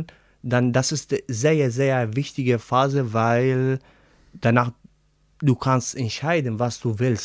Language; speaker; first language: German; non-native, learner; Arabic